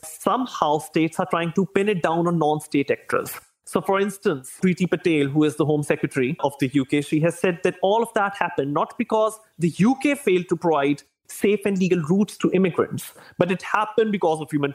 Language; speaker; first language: English; non-native, local second language; Urdu